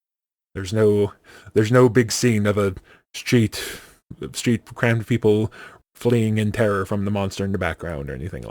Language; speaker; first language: English; native; English